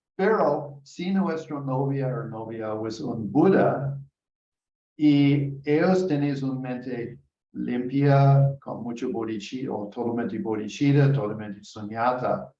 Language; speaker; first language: Spanish; non-native, learner; English